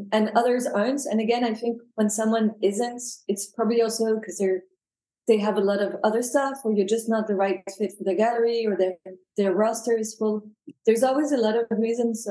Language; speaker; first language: English; non-native, fluent; French